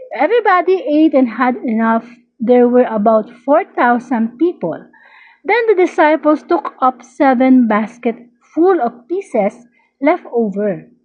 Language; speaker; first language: English; non-native, local second language; Filipino